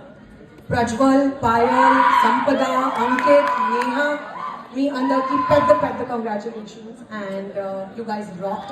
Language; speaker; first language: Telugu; non-native, learner; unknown